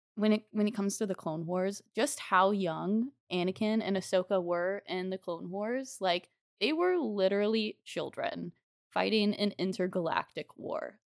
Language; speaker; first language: English; native; English